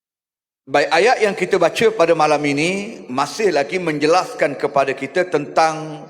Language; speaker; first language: Malay; native; Malay